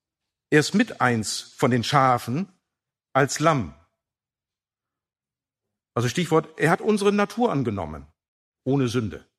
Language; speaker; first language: German; native; German